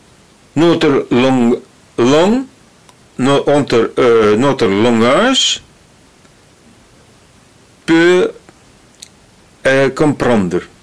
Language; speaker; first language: French; non-native, learner; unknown